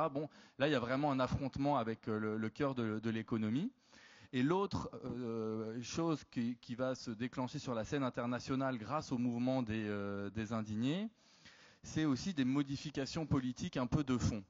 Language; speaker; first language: French; native; French